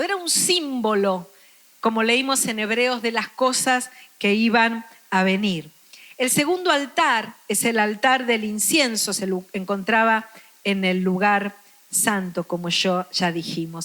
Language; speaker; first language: Spanish; native; Spanish